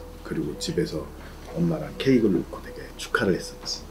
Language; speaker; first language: Korean; native; Korean